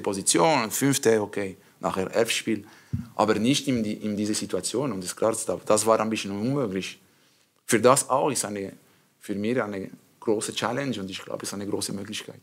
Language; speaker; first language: German; non-native, learner; French